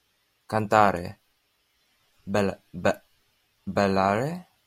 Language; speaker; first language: Italian; non-native, learner; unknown